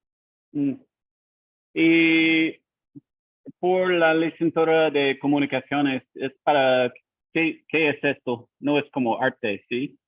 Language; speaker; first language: Spanish; non-native, learner; English